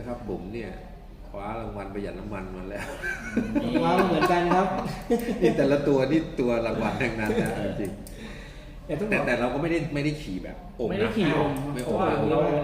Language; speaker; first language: Thai; native; Thai